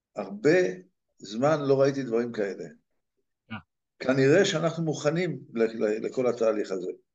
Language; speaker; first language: Hebrew; native; Hebrew